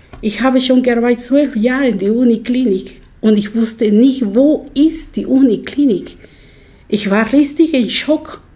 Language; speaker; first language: German; non-native, learner; Spanish